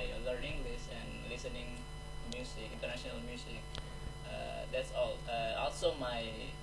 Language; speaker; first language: English; non-native, learner; Indonesian